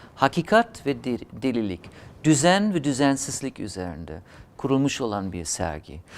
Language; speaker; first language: Turkish; non-native, fluent; German